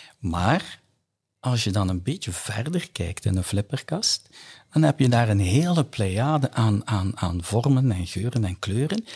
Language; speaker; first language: Dutch; native; Dutch